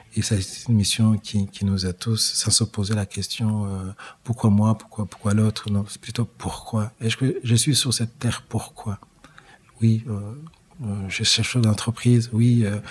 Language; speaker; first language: French; non-native, local second language; Kinyarwanda